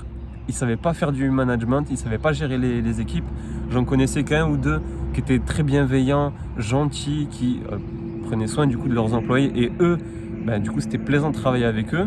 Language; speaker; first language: French; native; French